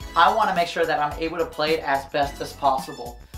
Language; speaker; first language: English; native; English